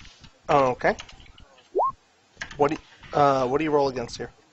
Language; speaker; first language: English; native; English